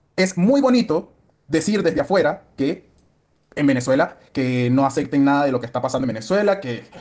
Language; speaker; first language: Spanish; native; Spanish